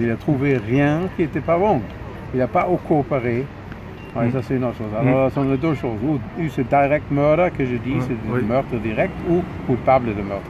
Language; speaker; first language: French; non-native, fluent; German